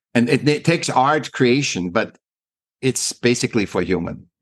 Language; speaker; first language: English; non-native, fluent; German